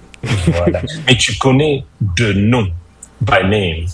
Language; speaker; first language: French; non-native, fluent; English